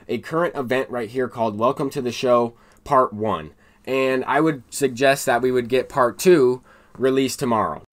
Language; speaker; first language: English; native; English